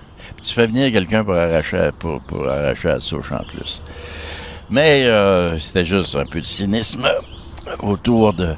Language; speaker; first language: French; native; French